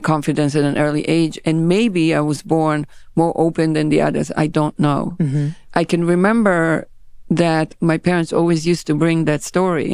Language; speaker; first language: English; non-native, fluent; Hebrew